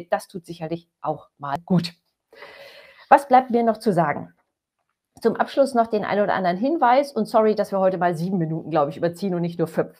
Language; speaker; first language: German; native; German